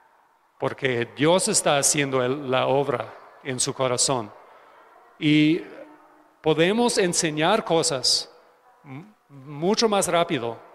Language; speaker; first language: Spanish; non-native, fluent; English